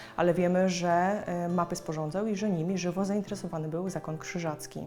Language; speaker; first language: Polish; native; Polish